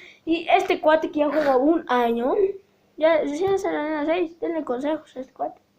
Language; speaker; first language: Spanish; native; Spanish